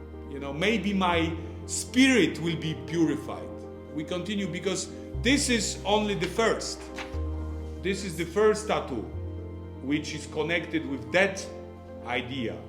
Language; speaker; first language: English; non-native, fluent; Polish